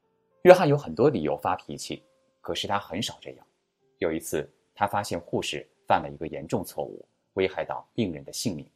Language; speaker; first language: Chinese; native; Chinese